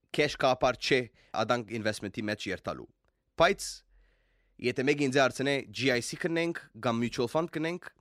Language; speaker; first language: Armenian; early bilingual, heritage; Armenian